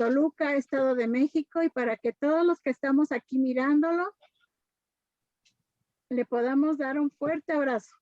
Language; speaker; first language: Spanish; native; Spanish